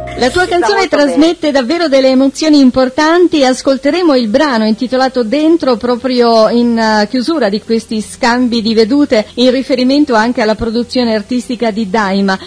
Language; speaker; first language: Italian; native; Italian